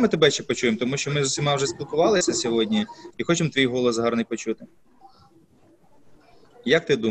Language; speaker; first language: Ukrainian; native; Ukrainian